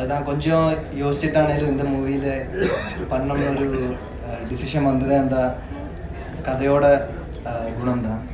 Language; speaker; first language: Tamil; non-native, learner; Malayalam